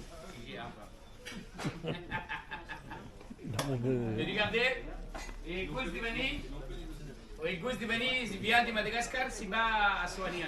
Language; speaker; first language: French; non-native, learner; Arabic